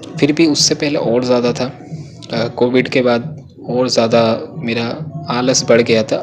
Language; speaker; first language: Hindi; non-native, local second language; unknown